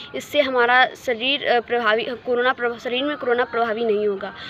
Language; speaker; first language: Hindi; native; Hindi